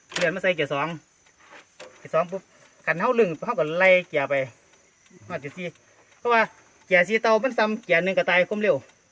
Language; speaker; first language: Thai; non-native, local second language; Northeastern Thai